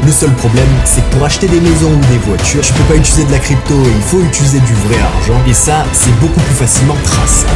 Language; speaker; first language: French; native; French